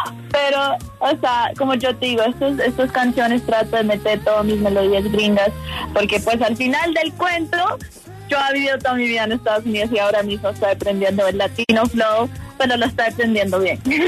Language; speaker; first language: Spanish; non-native, fluent; English